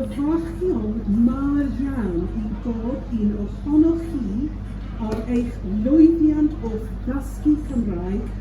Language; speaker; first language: Welsh; non-native, learner; English